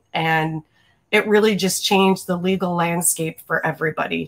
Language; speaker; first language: English; native; English